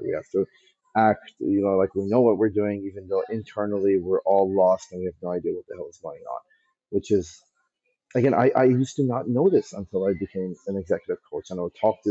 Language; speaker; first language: English; early bilingual, other home language; Persian